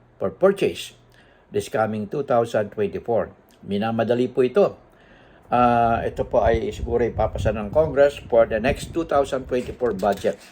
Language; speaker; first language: Filipino; native; Filipino